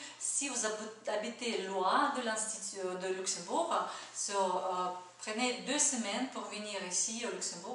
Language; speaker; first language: French; non-native, learner; Russian